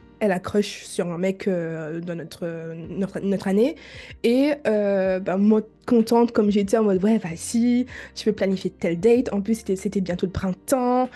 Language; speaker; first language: French; non-native, fluent; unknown